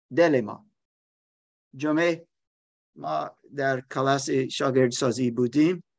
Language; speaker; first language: Persian; non-native, learner; German